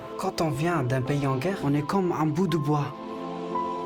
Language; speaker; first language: French; non-native, fluent; Persian